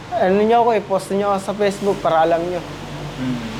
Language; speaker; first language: Filipino; native; Filipino